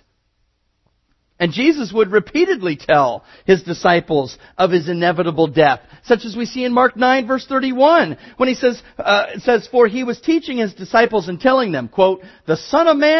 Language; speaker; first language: English; native; English